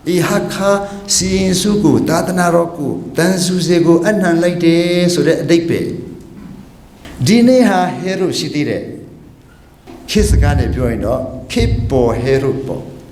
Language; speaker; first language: Burmese; non-native, local second language; Hakha Chin